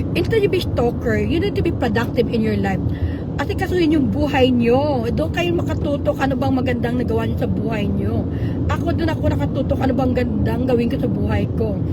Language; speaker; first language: Filipino; native; Filipino